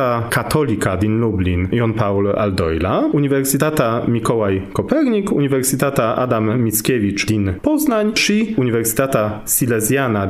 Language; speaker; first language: Romanian; non-native, fluent; Polish